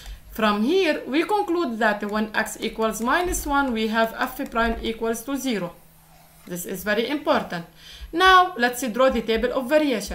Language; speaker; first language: English; non-native, local second language; Arabic